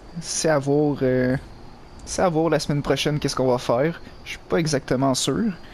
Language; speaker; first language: French; native; French